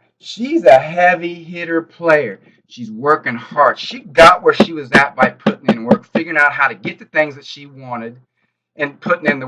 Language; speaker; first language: English; native; English